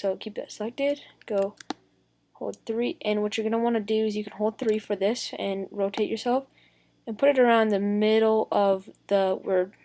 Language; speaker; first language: English; native; English